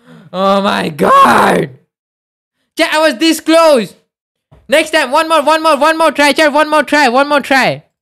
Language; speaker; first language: English; non-native, local second language; Odia